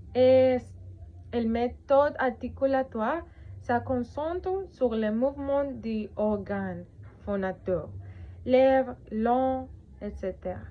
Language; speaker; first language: French; non-native, learner; Spanish